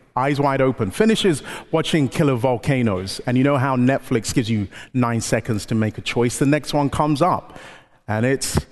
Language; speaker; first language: English; early bilingual, other home language; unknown